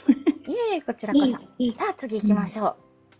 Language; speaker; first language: Japanese; non-native, fluent; Filipino